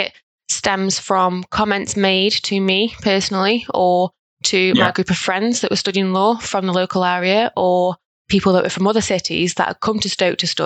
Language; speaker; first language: English; native; English